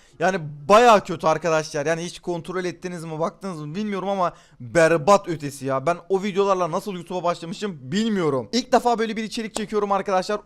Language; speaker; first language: Turkish; native; Turkish